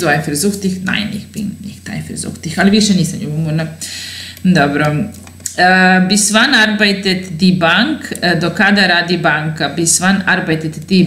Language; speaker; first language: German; non-native, fluent; Serbian